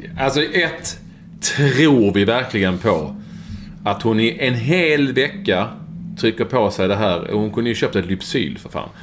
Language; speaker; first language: Swedish; native; Swedish